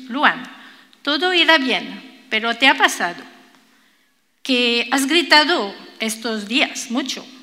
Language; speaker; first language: Spanish; non-native, fluent; French